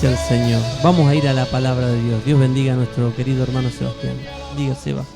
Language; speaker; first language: Spanish; native; Spanish